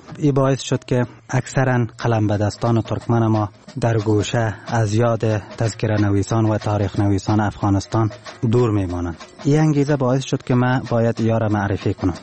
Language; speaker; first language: Persian; non-native, local second language; Turkmen